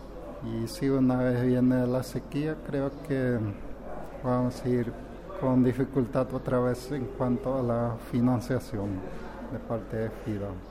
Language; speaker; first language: Spanish; non-native, local second language; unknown